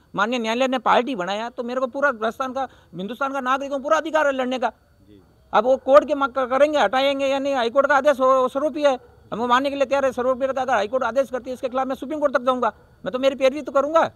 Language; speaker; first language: Hindi; native; Hindi